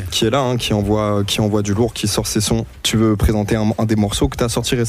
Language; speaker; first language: French; native; French